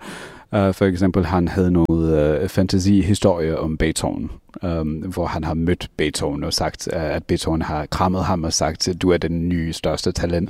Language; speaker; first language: Danish; non-native, fluent; English